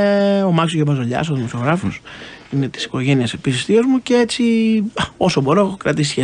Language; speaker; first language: Greek; native; Greek